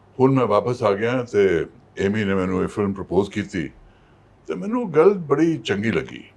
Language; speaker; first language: Punjabi; non-native, local second language; Hindi